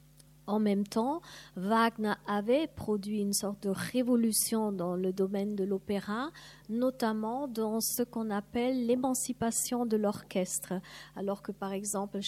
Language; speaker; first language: French; non-native, fluent; German